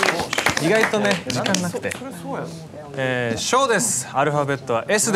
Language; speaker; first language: Japanese; native; Japanese